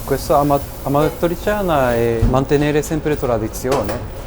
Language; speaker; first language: Italian; non-native, learner; Japanese